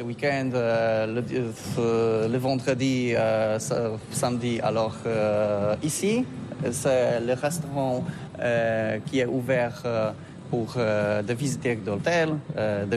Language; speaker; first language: French; non-native, learner; Polish